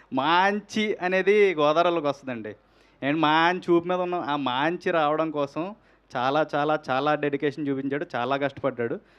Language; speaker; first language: Telugu; native; Telugu